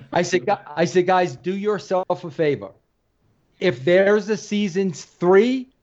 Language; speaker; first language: English; native; English